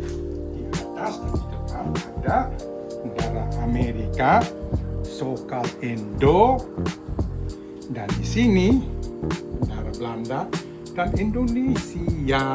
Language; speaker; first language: Indonesian; early bilingual, heritage; Dutch